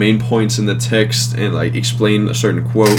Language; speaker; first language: English; non-native, fluent; Danish